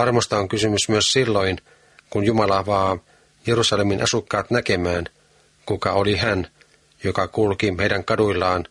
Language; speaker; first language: Finnish; native; Finnish